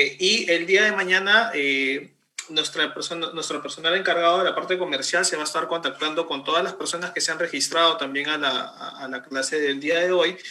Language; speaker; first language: Spanish; native; Spanish